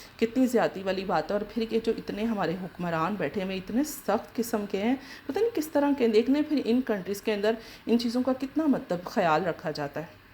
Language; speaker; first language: Urdu; native; Urdu